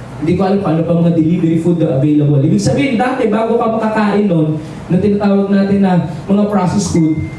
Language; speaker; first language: Filipino; native; Filipino